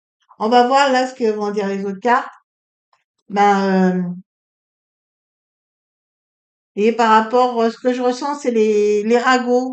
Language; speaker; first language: French; native; French